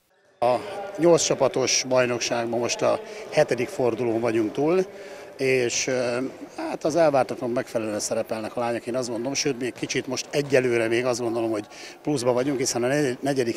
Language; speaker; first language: Hungarian; native; Hungarian